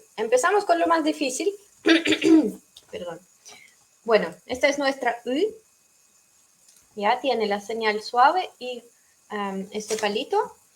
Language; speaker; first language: Spanish; non-native, fluent; Russian